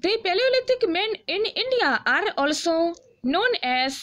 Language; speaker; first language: English; non-native, local second language; Bangla